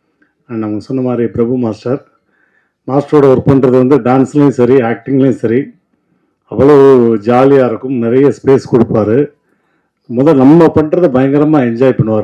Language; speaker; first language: Tamil; native; Tamil